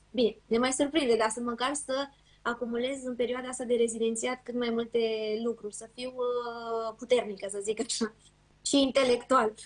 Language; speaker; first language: Romanian; native; Romanian